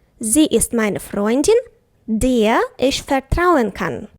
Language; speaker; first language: German; non-native, fluent; Ukrainian